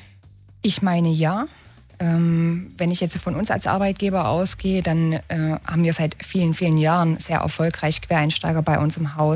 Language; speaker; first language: German; native; German